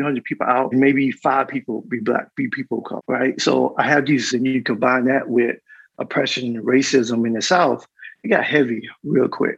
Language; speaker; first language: English; native; English